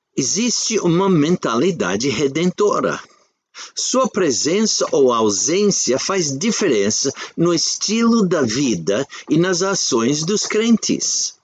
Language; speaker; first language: Portuguese; non-native, fluent; English